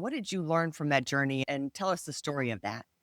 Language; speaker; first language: English; native; English